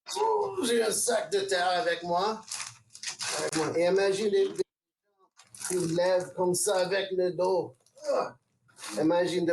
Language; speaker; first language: French; non-native, local second language; English